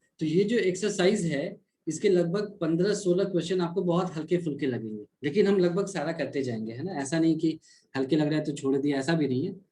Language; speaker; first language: Hindi; native; Hindi